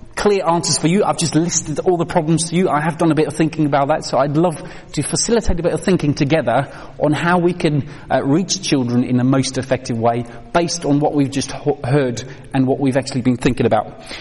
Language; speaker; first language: English; non-native, fluent; Dutch